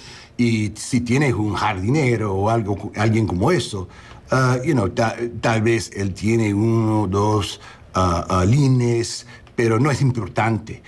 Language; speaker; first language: Spanish; non-native, learner; English